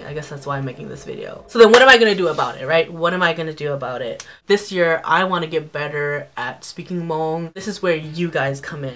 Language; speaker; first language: English; early bilingual, other home language; Hmong